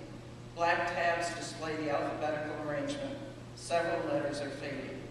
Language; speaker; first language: English; native; English